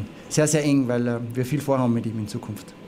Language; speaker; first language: German; native; German